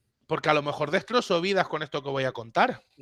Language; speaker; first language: Spanish; native; Spanish